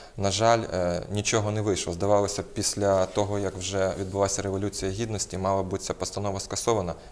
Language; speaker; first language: Ukrainian; native; Ukrainian